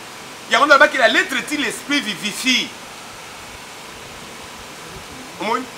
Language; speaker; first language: French; non-native, local second language; Lingala